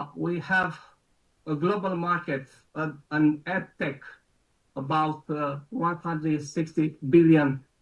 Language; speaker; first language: English; non-native, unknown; Romanian